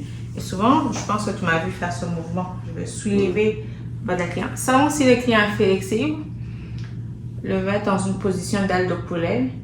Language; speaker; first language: French; native; French